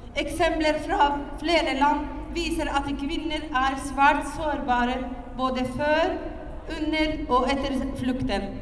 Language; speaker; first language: Norwegian; non-native, fluent; Arabic